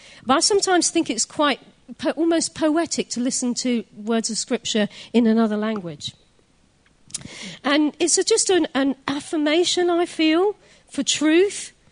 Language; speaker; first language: English; native; English